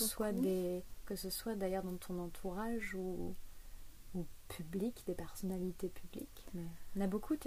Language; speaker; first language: French; native; French